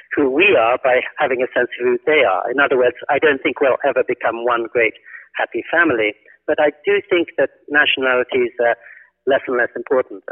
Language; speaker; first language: English; native; English